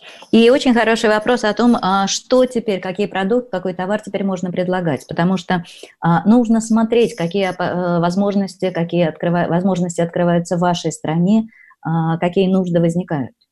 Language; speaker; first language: Russian; native; Russian